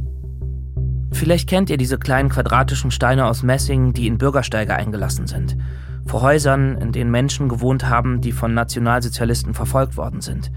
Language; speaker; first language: German; native; German